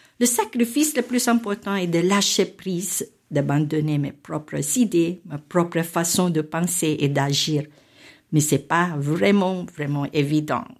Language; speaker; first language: French; non-native, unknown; Filipino